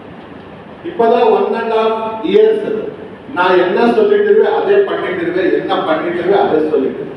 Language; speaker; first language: Tamil; non-native, learner; Kannada